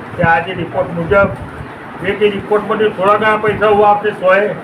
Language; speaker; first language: Gujarati; native; Gujarati